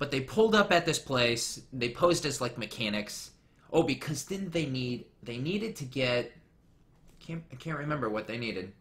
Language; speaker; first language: English; native; English